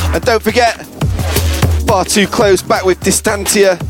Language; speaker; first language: English; native; English